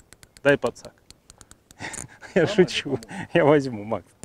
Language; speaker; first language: Russian; native; Russian